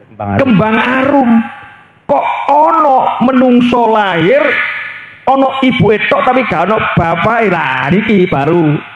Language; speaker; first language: Indonesian; native; Indonesian